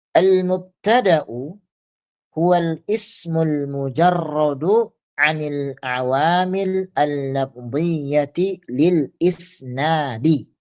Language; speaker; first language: Arabic; non-native, fluent; Indonesian